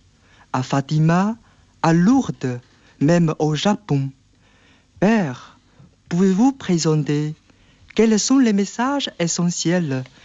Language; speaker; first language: French; non-native, fluent; Chinese